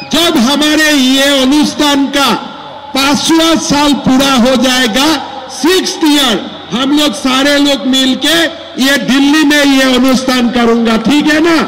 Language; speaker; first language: Hindi; non-native, local second language; Assamese